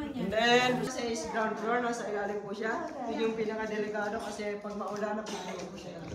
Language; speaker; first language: Filipino; non-native, local second language; Bikol